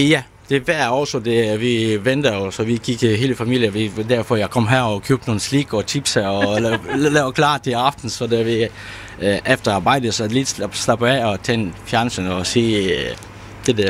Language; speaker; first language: Danish; non-native, learner; Ukrainian